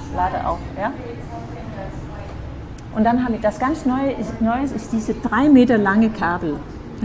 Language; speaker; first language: German; non-native, fluent; Danish